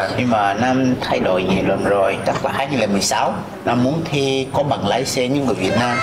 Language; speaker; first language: Vietnamese; non-native, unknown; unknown